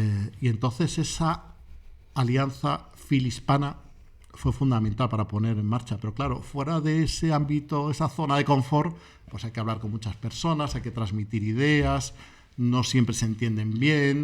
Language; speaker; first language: Spanish; native; Spanish